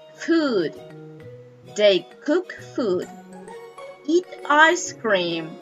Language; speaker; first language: English; non-native, fluent; Spanish